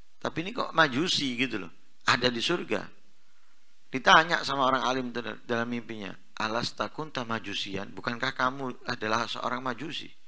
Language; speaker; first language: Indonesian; non-native, local second language; Javanese